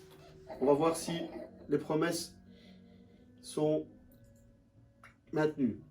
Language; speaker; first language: French; native; French